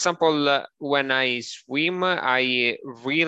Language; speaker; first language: English; non-native, learner; Italian